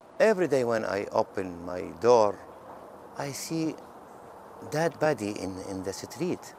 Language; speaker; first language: English; non-native, learner; Arabic